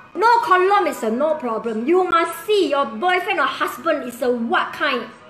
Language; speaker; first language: English; non-native, local second language; Min Nan Chinese